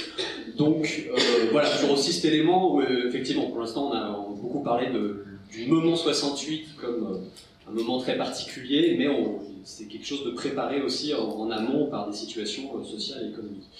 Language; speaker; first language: French; native; French